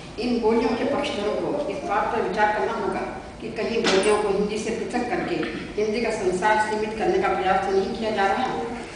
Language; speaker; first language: Hindi; native; Hindi